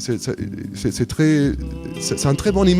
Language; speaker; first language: French; non-native, fluent; German